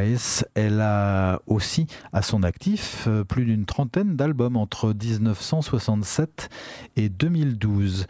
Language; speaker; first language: French; native; French